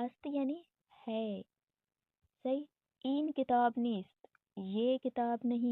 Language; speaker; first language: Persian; non-native, fluent; Urdu